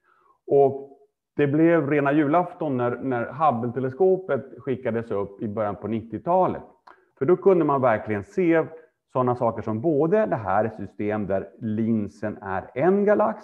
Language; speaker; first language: Swedish; native; Swedish